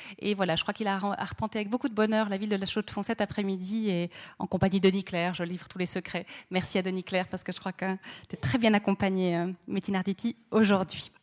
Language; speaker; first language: French; native; French